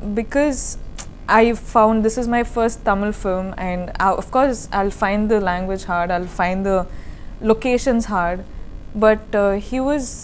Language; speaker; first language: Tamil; non-native, learner; Kannada